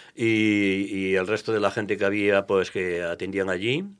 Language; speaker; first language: Spanish; non-native, local second language; Galician